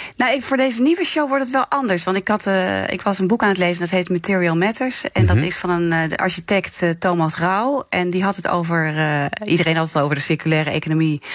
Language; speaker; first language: Dutch; native; Dutch